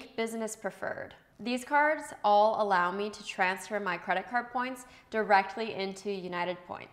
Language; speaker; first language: English; native; English